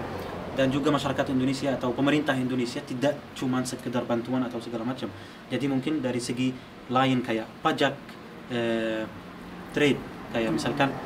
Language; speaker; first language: Indonesian; non-native, fluent; Arabic